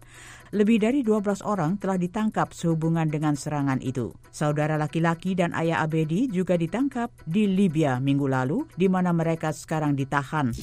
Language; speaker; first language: Indonesian; native; Indonesian